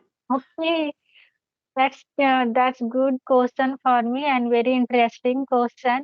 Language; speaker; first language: English; non-native, learner; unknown